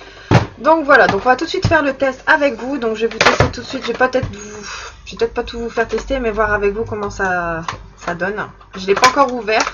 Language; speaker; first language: French; native; French